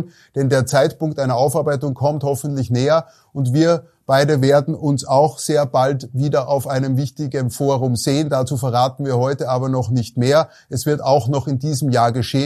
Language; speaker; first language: German; native; German